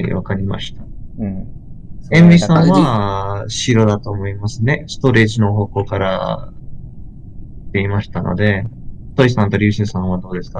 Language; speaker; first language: Japanese; non-native, learner; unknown